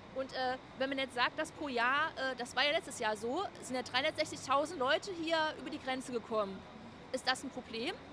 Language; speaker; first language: German; native; German